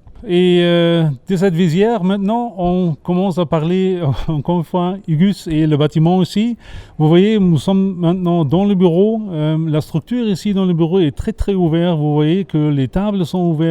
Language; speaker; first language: French; non-native, fluent; German